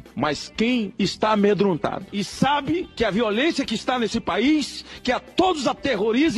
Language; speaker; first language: Portuguese; native; Portuguese